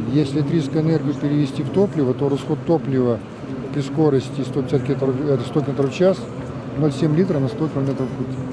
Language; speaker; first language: Russian; native; Russian